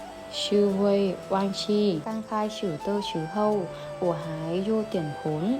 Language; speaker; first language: Chinese; non-native, learner; Vietnamese